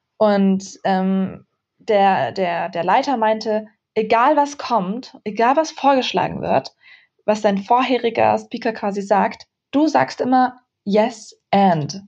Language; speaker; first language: German; early bilingual, other home language; Central Kurdish